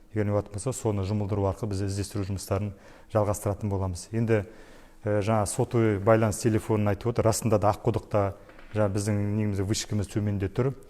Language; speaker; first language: Kazakh; native; Kazakh